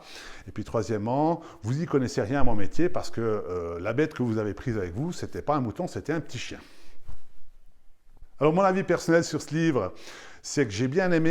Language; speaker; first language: French; native; French